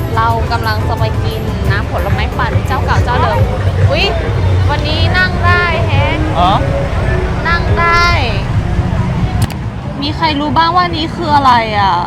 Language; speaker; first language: Thai; native; Thai